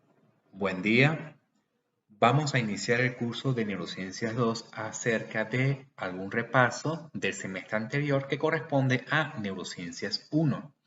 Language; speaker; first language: Spanish; native; Spanish